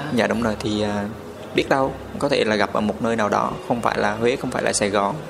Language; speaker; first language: Vietnamese; native; Vietnamese